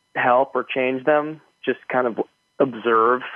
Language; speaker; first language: English; native; English